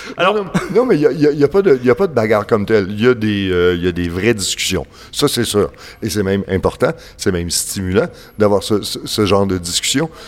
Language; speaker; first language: French; native; French